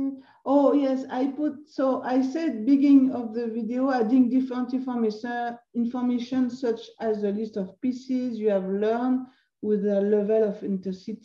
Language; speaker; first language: English; non-native, learner; French